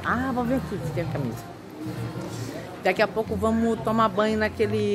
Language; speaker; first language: Portuguese; native; Portuguese